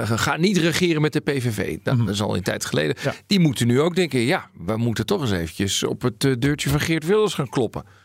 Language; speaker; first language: Dutch; native; Dutch